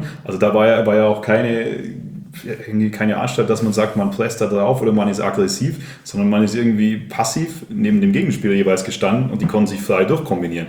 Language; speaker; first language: German; native; German